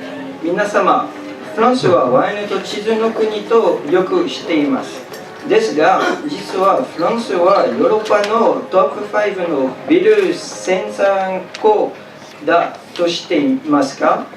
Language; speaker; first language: Japanese; non-native, fluent; French